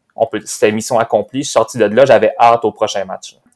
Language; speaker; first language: French; native; French